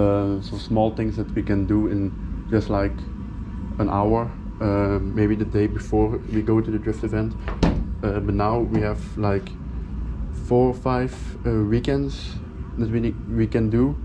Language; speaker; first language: English; non-native, fluent; Dutch